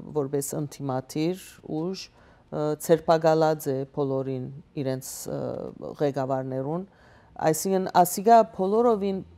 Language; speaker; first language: Armenian; early bilingual, heritage; Armenian